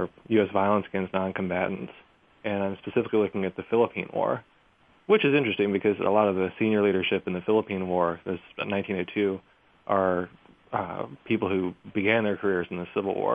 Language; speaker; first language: English; native; English